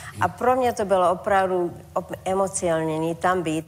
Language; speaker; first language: Czech; early bilingual, heritage; Czech